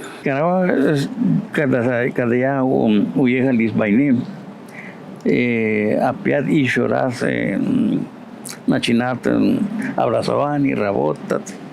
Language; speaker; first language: Russian; non-native, learner; Spanish